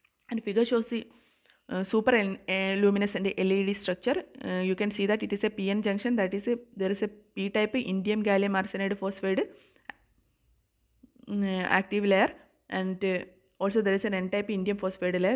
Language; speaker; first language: English; non-native, local second language; Malayalam